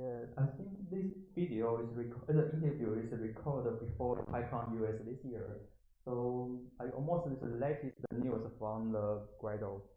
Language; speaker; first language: English; non-native, learner; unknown